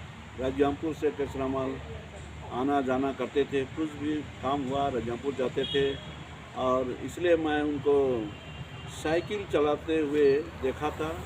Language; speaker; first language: Hindi; non-native, local second language; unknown